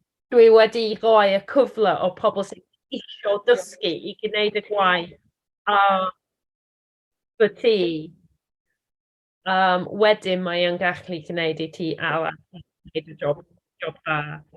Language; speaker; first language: Welsh; non-native, learner; English